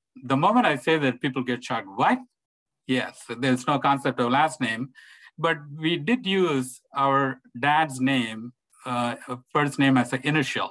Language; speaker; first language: English; non-native, local second language; Tamil